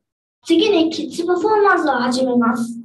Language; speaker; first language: Japanese; non-native, fluent; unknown